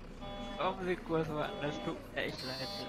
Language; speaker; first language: German; native; German